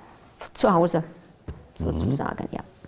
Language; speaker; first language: German; non-native, fluent; French